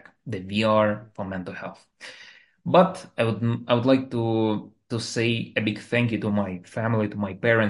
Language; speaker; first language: English; non-native, fluent; Russian